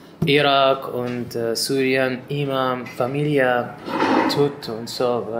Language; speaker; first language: German; non-native, learner; Arabic